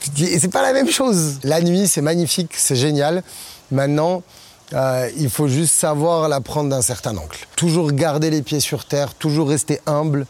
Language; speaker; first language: French; non-native, local second language; Arabic